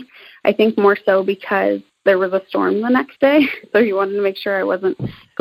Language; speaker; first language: English; native; English